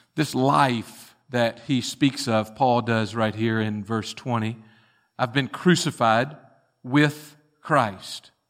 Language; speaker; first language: English; native; English